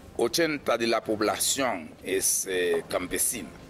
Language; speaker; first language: Spanish; non-native, fluent; Haitian Creole